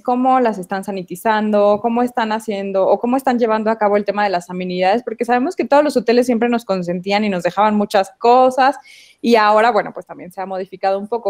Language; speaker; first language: Spanish; native; Spanish